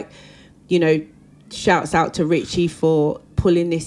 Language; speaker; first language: English; native; English